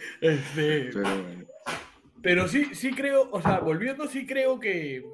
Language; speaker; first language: Spanish; native; Spanish